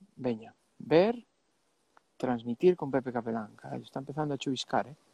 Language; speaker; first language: Galician; non-native, local second language; Spanish